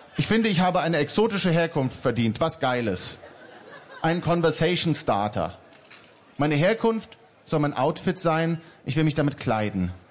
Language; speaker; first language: German; native; German